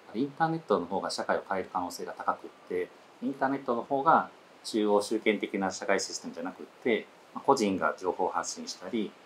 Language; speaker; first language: Japanese; native; Japanese